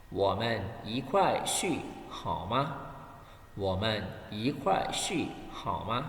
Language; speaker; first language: Chinese; non-native, fluent; Thai